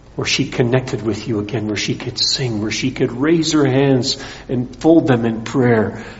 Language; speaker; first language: English; early bilingual, other home language; Dutch